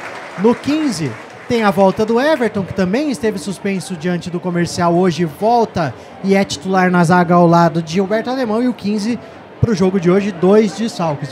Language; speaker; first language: Portuguese; native; Portuguese